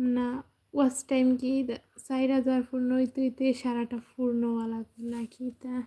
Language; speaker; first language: Bangla; native; Bangla